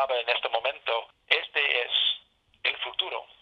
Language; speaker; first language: Spanish; non-native, learner; English